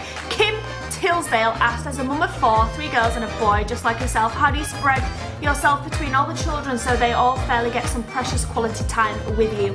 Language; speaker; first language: English; native; English